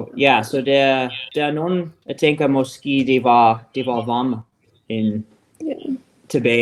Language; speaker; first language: Danish; non-native, learner; English